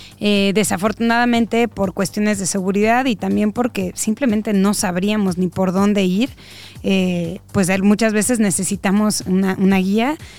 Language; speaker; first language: Spanish; native; Spanish